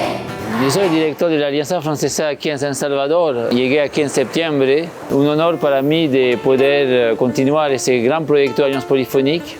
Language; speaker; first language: Spanish; non-native, fluent; French